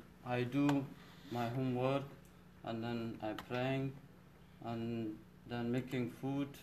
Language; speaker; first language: English; non-native, learner; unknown